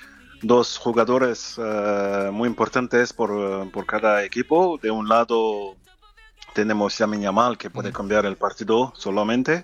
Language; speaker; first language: Spanish; non-native, fluent; French